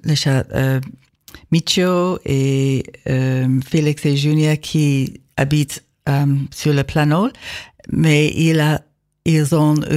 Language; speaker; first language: French; non-native, learner; English